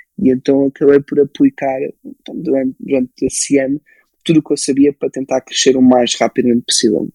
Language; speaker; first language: Portuguese; early bilingual, other home language; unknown